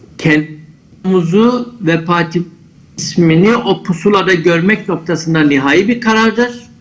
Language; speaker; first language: Turkish; native; Turkish